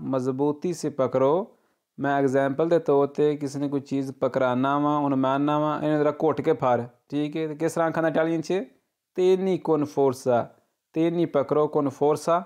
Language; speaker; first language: Urdu; non-native, local second language; Punjabi